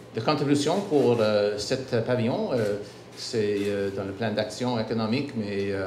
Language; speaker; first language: French; non-native, local second language; English